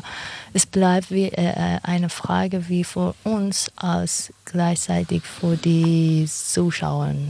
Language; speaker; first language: German; non-native, fluent; Persian